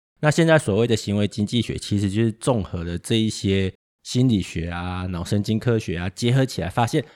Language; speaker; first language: Chinese; native; Chinese